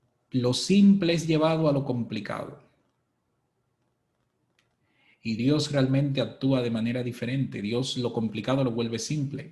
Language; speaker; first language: Spanish; native; Spanish